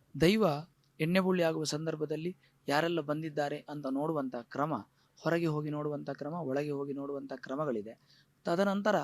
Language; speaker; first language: Kannada; non-native, local second language; Tulu